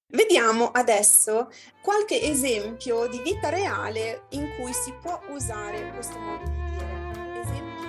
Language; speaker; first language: Italian; native; Italian